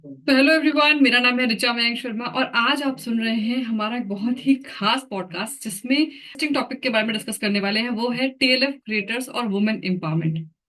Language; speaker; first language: Hindi; native; Hindi